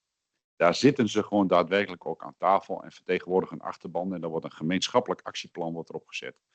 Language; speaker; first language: Dutch; native; Dutch